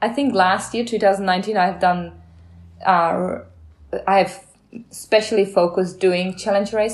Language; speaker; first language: English; non-native, fluent; Czech